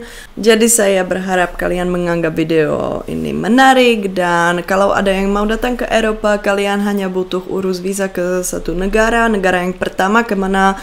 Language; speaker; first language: Indonesian; non-native, fluent; Czech